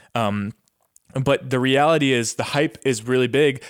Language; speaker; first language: English; native; English